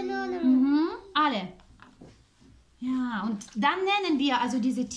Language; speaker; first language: German; non-native, fluent; Ukrainian